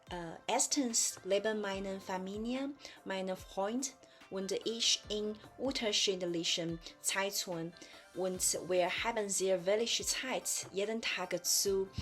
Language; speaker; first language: German; non-native, learner; Chinese